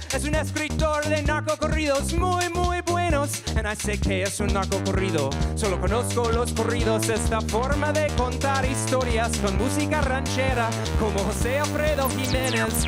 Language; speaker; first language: Spanish; non-native, fluent; English